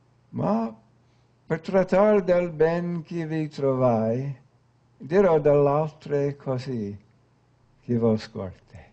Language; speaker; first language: Italian; non-native, fluent; English